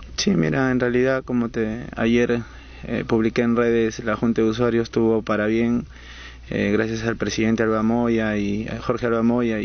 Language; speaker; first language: Spanish; native; Spanish